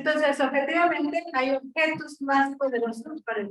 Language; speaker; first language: Spanish; native; Spanish